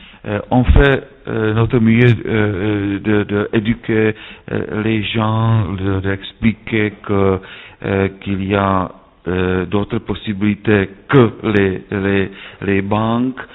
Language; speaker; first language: French; non-native, fluent; Czech